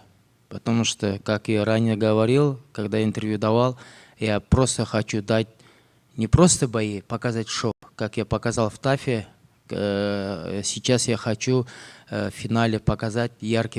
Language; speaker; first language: Russian; non-native, local second language; Kazakh